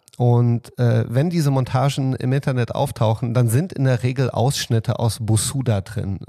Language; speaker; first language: German; early bilingual, other home language; Serbian